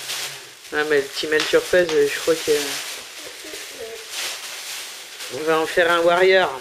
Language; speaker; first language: French; native; French